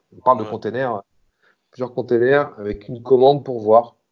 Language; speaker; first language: French; native; French